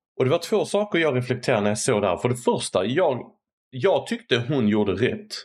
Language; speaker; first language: Swedish; native; Swedish